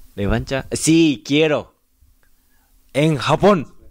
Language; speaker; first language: Spanish; non-native, fluent; Japanese